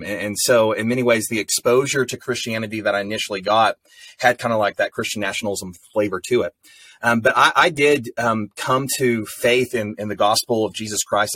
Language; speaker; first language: English; native; English